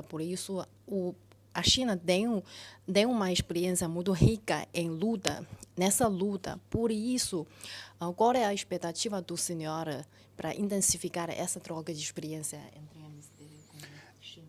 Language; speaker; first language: Portuguese; non-native, fluent; Chinese